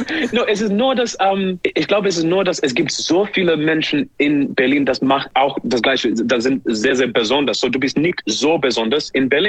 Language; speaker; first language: German; non-native, fluent; English